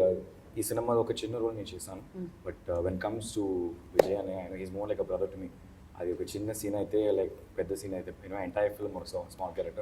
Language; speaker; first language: Telugu; non-native, learner; Tamil